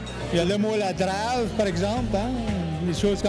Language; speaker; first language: French; non-native, learner; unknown